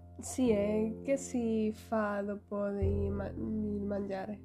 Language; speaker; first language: Italian; non-native, learner; Spanish